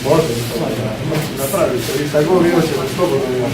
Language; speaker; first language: Bosnian; native; Bosnian